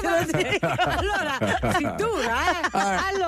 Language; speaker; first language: Italian; native; Italian